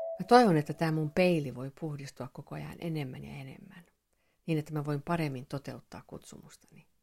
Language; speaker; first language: Finnish; non-native, local second language; Swedish